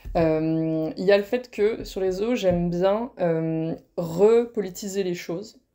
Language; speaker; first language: French; native; French